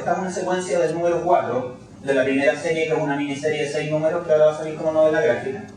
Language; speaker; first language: Spanish; native; Spanish